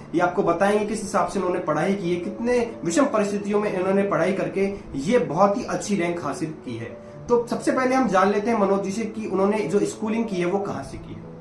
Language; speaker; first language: Hindi; native; Hindi